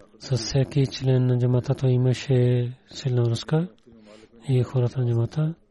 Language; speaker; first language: Bulgarian; non-native, learner; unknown